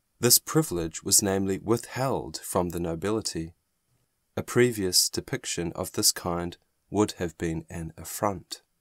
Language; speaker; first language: English; non-native, fluent; German